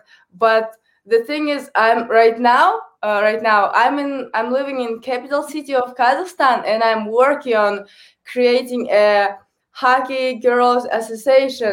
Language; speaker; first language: English; non-native, learner; Kazakh